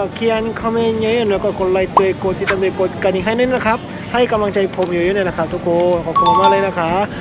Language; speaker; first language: Thai; non-native, fluent; Korean